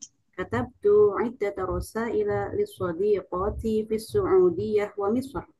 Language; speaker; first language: Arabic; non-native, learner; Indonesian